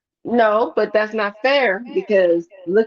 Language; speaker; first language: English; native; English